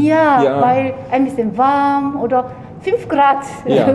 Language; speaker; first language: German; non-native, learner; Korean